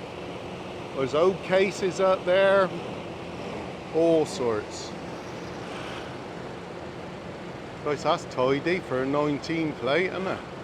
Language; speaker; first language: English; native; English